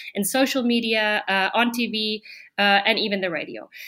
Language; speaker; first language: English; non-native, fluent; German